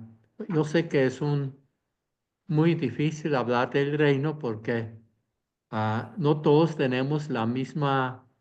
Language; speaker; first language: Spanish; non-native, fluent; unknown